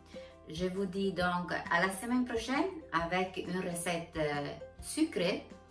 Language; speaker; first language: French; non-native, fluent; Italian